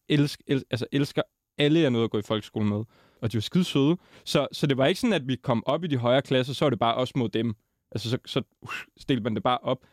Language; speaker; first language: Danish; native; Danish